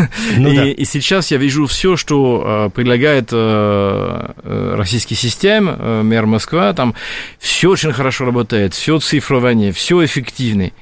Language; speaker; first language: Russian; non-native, fluent; French